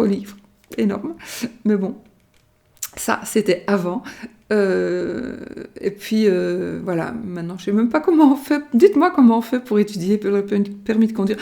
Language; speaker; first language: French; native; French